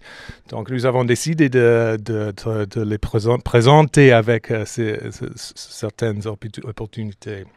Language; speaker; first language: French; non-native, fluent; English